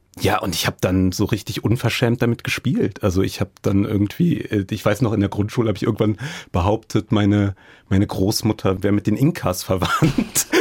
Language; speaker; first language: German; early bilingual, other home language; English